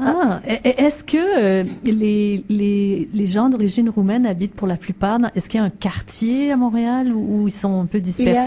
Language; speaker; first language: French; native; French